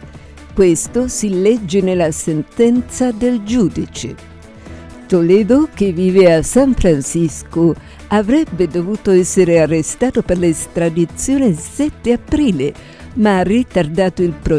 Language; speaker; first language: Italian; non-native, fluent; Spanish